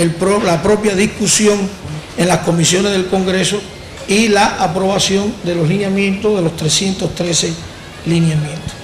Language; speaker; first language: Spanish; native; Spanish